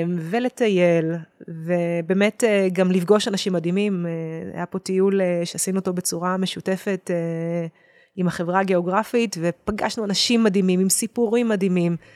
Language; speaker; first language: Hebrew; native; Hebrew